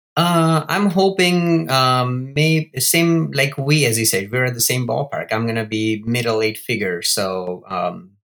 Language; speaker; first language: English; non-native, local second language; Gujarati